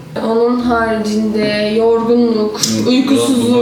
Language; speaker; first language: Turkish; native; Turkish